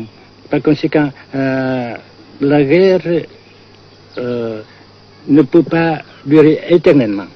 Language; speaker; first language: French; non-native, fluent; Vietnamese